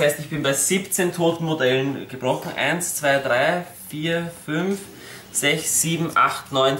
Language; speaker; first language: German; native; German